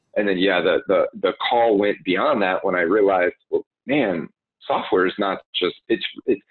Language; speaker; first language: English; native; English